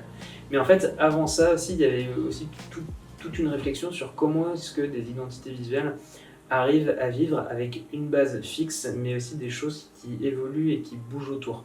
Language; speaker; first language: French; native; French